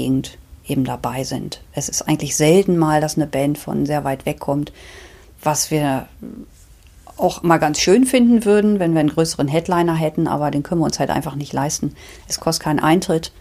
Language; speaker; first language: German; native; German